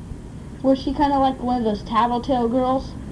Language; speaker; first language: English; native; English